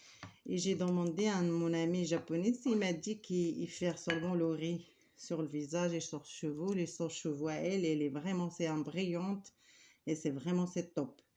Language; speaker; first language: French; non-native, learner; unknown